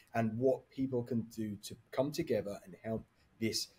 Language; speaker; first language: English; native; English